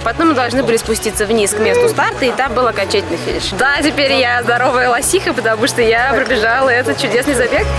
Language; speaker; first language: Russian; native; Russian